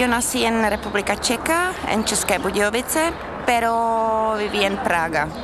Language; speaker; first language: Spanish; non-native, learner; Czech